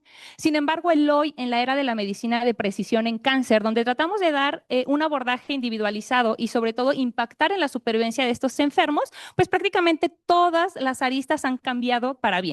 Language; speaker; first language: Spanish; native; Spanish